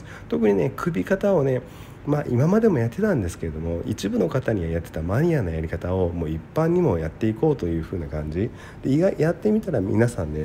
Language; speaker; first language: Japanese; native; Japanese